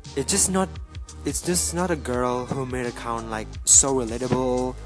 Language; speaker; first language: English; non-native, learner; Indonesian